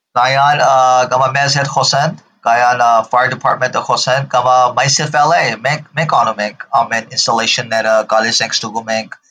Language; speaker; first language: Armenian; early bilingual, heritage; Armenian